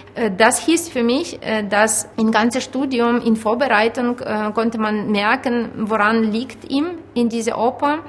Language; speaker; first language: German; non-native, fluent; Ukrainian